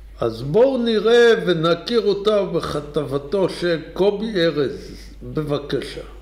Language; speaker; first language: Hebrew; native; Hebrew